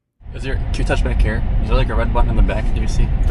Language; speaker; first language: English; native; English